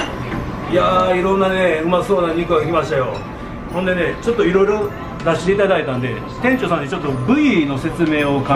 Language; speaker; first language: Japanese; native; Japanese